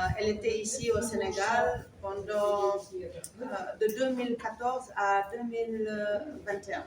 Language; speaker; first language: French; non-native, local second language; Wolof